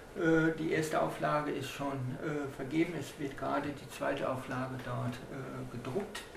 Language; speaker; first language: German; native; German